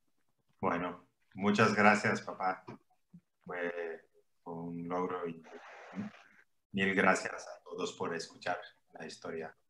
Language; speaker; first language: Spanish; early bilingual, heritage; English